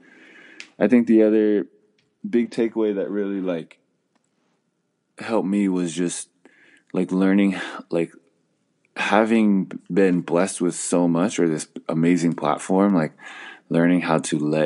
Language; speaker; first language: English; native; English